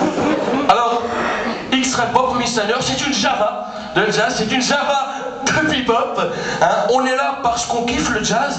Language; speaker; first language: French; native; French